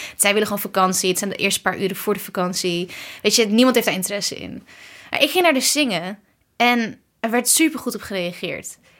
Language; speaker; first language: Dutch; early bilingual, other home language; Kurdish